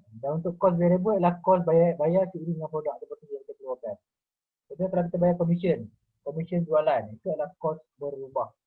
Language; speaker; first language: Malay; native; Malay